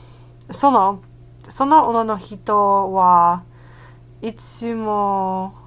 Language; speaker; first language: Japanese; non-native, learner; English